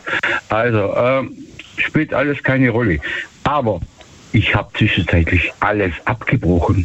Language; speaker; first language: German; native; German